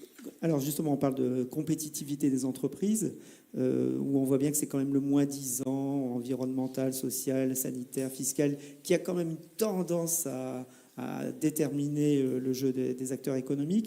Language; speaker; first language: French; native; French